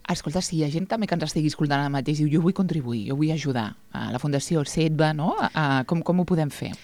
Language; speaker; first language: Catalan; native; Catalan